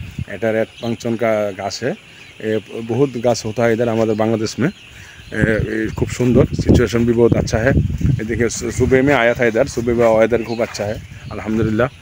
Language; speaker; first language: Hindi; non-native, learner; Bangla